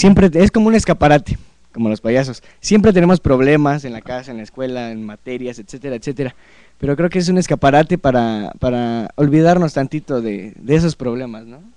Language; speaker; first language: Spanish; native; Spanish